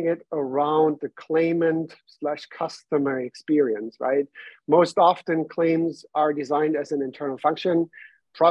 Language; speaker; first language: English; non-native, fluent; German